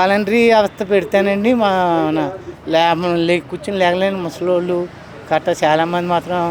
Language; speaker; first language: Telugu; native; Telugu